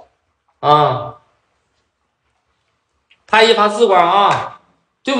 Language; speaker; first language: Chinese; native; Chinese